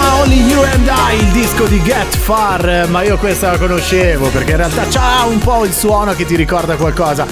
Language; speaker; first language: Italian; native; Italian